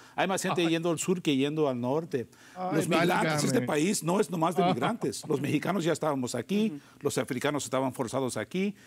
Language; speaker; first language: Spanish; early bilingual, heritage; Spanish